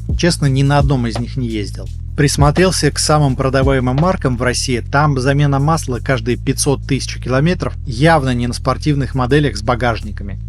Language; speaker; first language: Russian; native; Russian